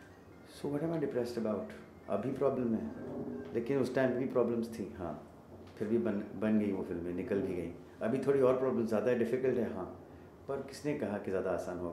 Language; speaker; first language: Hindi; native; Hindi